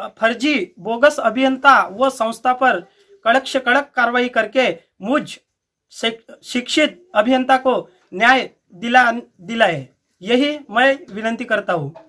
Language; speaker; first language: Hindi; non-native, local second language; Marathi